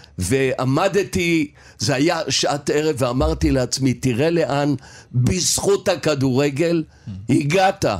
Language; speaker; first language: Hebrew; native; Hebrew